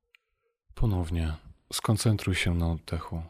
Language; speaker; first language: Polish; native; Polish